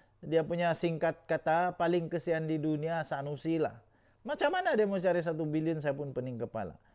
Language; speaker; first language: Malay; native; Malay